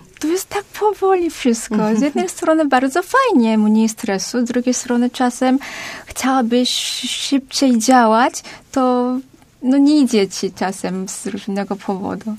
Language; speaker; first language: Polish; non-native, fluent; Korean